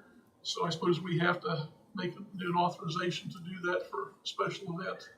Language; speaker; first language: English; native; English